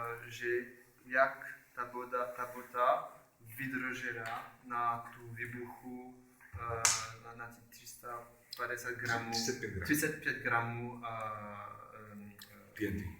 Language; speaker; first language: Czech; non-native, learner; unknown